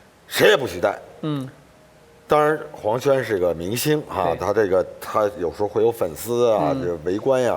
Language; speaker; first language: Chinese; native; Chinese